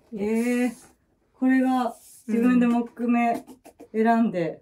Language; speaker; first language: Japanese; native; Japanese